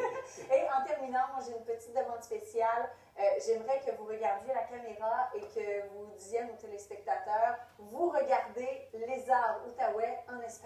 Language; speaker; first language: French; native; French